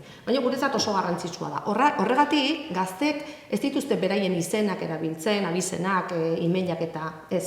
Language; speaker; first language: Basque; native; Basque